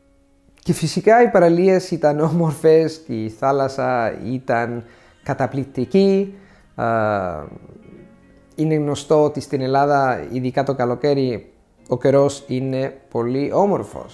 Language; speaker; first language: Greek; non-native, fluent; Italian